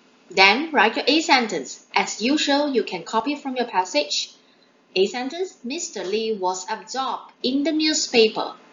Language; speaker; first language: English; non-native, local second language; Chinese